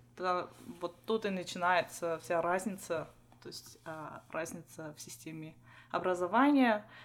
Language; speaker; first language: Russian; non-native, local second language; Armenian